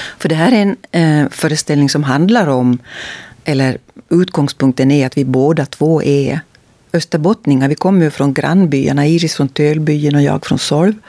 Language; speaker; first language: Swedish; native; Swedish